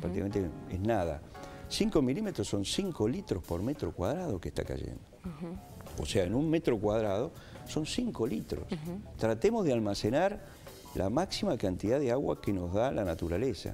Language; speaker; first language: Spanish; native; Spanish